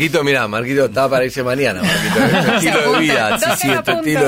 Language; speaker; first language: Spanish; native; Spanish